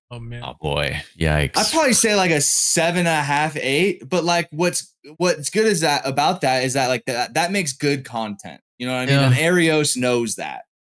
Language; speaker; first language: English; native; English